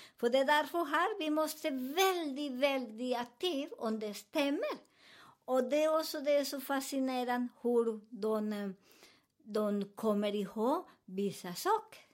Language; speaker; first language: Swedish; non-native, learner; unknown